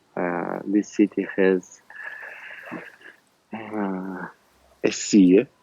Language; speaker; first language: English; non-native, learner; Russian